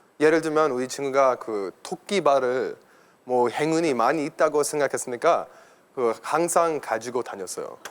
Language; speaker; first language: Korean; non-native, learner; English